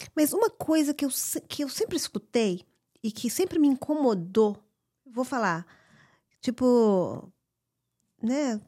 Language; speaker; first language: Portuguese; early bilingual, heritage; English